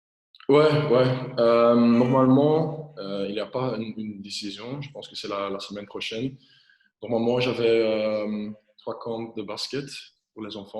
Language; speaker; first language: French; non-native, local second language; Dutch